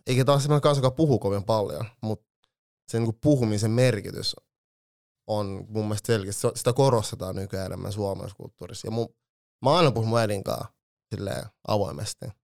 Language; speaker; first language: Finnish; early bilingual, other home language; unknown